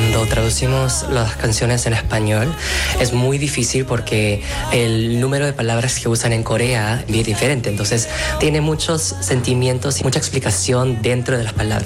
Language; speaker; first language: Spanish; non-native, fluent; Korean